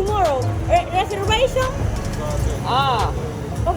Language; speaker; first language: English; non-native, learner; Spanish